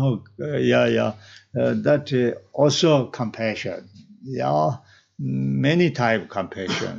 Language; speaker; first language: English; non-native, learner; Tibetan